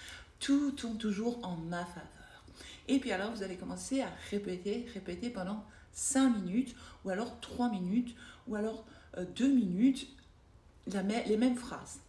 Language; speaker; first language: French; native; French